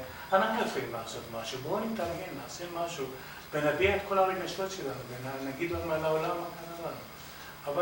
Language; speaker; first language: Hebrew; early bilingual, other home language; Arabic